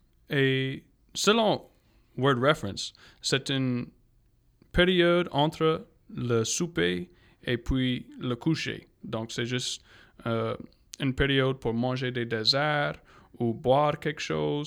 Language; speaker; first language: French; non-native, local second language; English